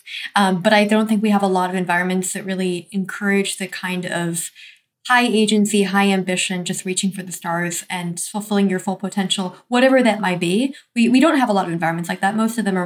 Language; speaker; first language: English; native; English